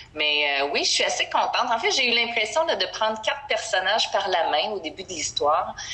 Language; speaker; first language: French; native; French